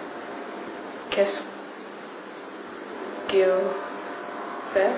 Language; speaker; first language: French; non-native, learner; English